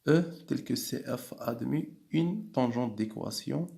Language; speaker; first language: French; non-native, local second language; Arabic